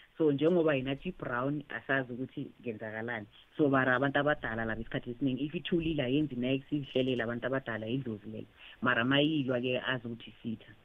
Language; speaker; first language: Zulu; non-native, local second language; South Ndebele